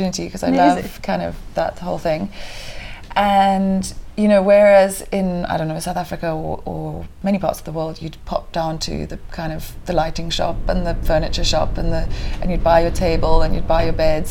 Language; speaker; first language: English; native; English